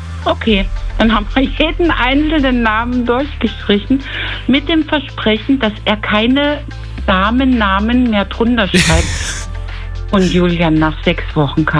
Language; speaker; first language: German; native; German